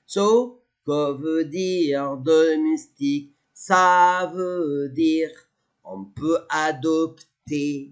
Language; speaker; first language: French; non-native, fluent; Arabic